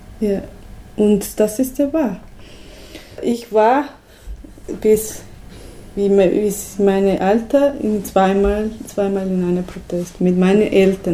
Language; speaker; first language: German; non-native, learner; Spanish